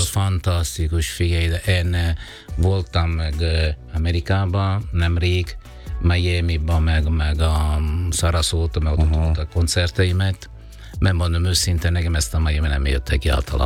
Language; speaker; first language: Hungarian; non-native, fluent; Italian